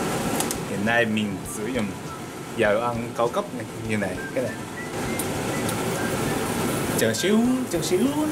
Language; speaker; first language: Vietnamese; non-native, learner; Japanese